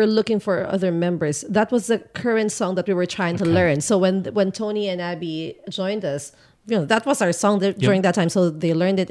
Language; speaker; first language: English; non-native, local second language; Filipino